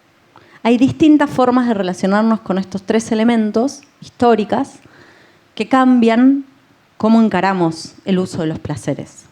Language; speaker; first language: Spanish; native; Spanish